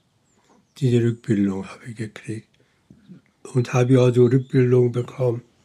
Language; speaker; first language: German; non-native, fluent; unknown